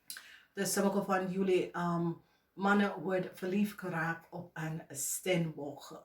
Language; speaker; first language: Dutch; non-native, learner; English